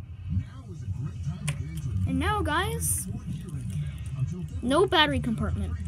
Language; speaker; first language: English; native; English